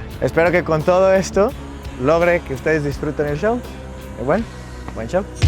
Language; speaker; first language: Spanish; native; Spanish